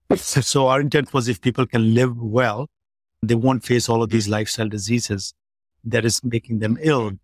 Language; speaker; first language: English; non-native, local second language; Hindi